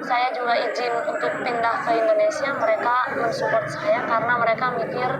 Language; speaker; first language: Indonesian; non-native, fluent; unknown